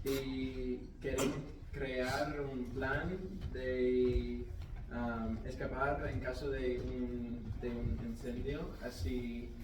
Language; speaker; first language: Spanish; non-native, learner; English